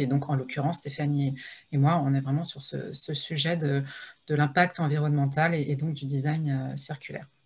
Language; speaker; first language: French; native; French